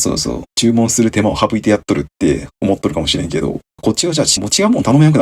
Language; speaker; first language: Japanese; native; Japanese